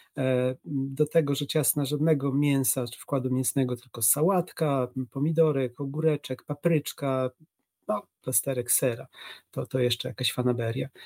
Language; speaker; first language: Polish; native; Polish